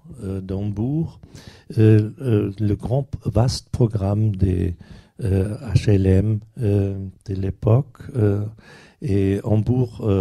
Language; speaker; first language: French; non-native, fluent; German